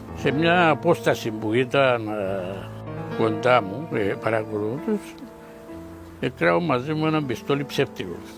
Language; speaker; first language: Greek; native; Greek